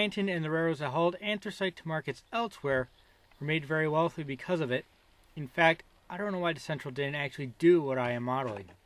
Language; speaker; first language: English; native; English